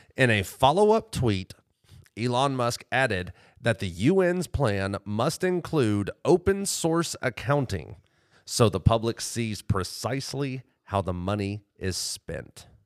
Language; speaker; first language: English; native; English